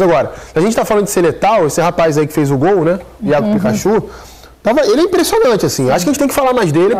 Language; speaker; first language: Portuguese; native; Portuguese